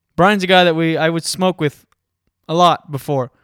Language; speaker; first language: English; native; English